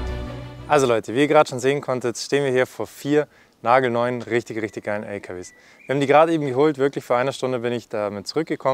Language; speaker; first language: German; native; German